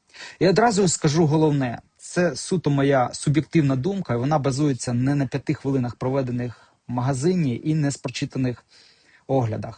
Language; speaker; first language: Ukrainian; native; Ukrainian